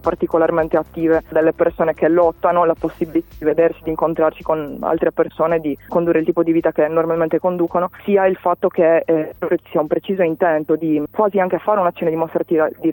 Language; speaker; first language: Italian; native; Italian